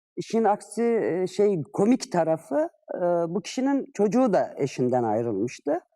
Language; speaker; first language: Turkish; native; Turkish